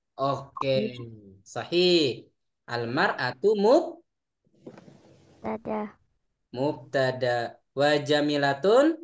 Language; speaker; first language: Arabic; non-native, fluent; Indonesian